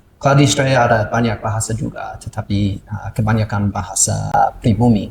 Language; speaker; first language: Indonesian; non-native, learner; English